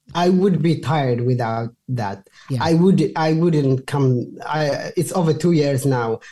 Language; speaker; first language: English; non-native, fluent; Somali